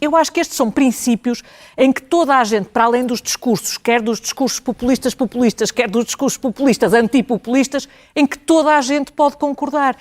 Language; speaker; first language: Portuguese; native; Portuguese